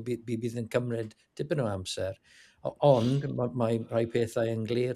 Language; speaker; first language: Welsh; non-native, learner; English